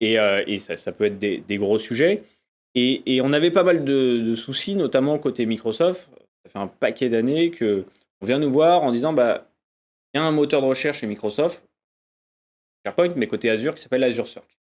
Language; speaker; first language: French; native; French